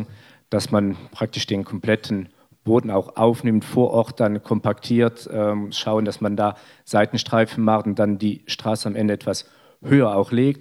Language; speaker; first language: German; native; German